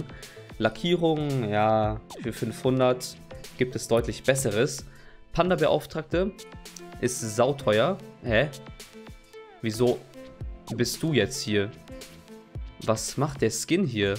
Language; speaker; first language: German; native; German